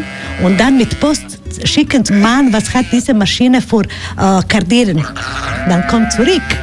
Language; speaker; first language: German; non-native, learner; Croatian